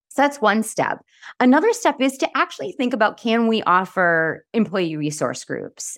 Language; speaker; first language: English; native; English